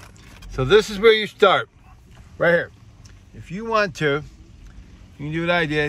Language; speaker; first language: English; native; English